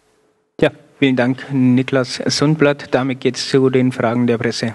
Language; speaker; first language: German; native; German